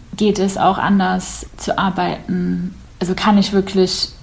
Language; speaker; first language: German; non-native, fluent; English